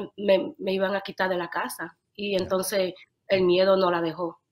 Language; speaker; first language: Spanish; early bilingual, heritage; Spanish